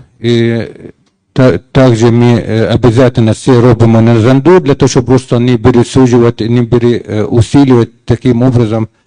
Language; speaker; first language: Ukrainian; non-native, learner; Arabic